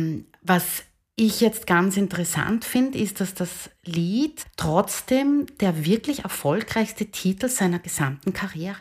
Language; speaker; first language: German; native; German